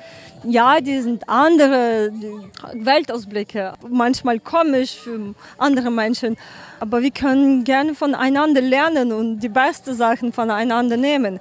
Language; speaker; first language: German; non-native, learner; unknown